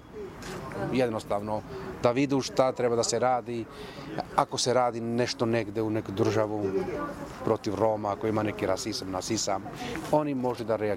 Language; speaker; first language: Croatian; non-native, local second language; Romany